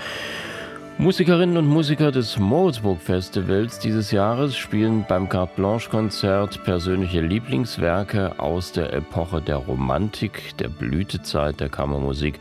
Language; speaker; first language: German; native; German